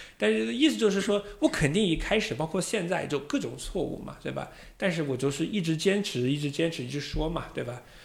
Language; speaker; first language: Chinese; non-native, fluent; English